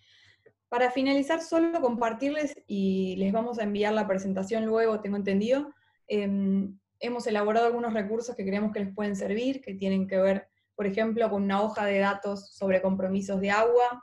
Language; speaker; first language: Spanish; native; Spanish